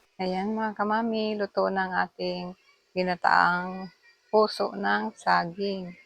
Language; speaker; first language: Filipino; non-native, local second language; Bikol